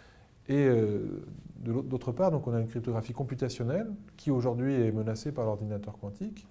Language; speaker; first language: French; native; French